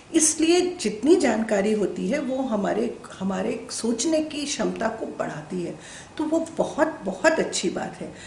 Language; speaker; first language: Hindi; native; Hindi